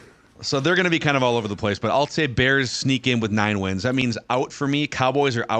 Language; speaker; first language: English; native; English